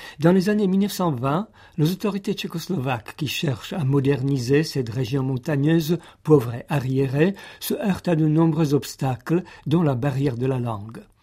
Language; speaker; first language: French; non-native, fluent; Czech